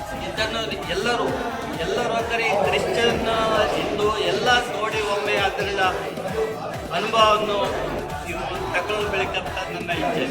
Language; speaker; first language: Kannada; non-native, local second language; Konkani